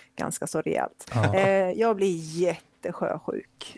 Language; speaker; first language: Swedish; native; Swedish